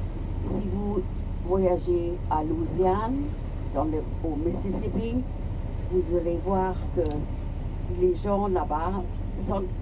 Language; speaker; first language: French; non-native, fluent; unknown